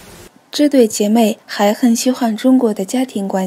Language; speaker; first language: Chinese; non-native, fluent; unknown